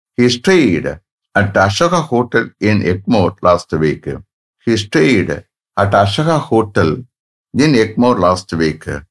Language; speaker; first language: English; non-native, local second language; Tamil